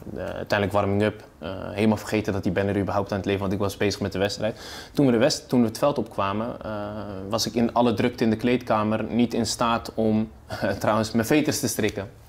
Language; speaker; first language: Dutch; early bilingual, other home language; Arabic